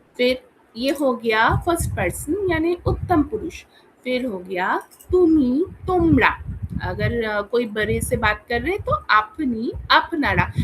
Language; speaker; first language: Hindi; non-native, local second language; Bangla